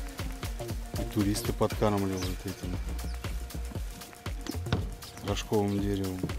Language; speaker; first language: Russian; native; Russian